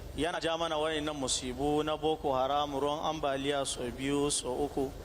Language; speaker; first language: Hausa; native; Hausa